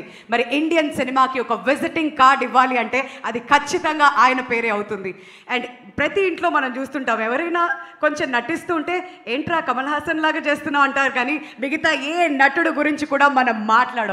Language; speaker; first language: Telugu; native; Telugu